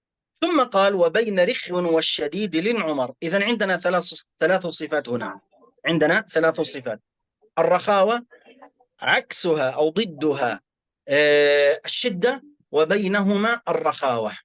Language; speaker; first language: Arabic; native; Arabic